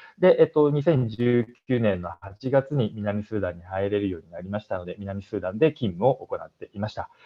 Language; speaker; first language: Japanese; native; Japanese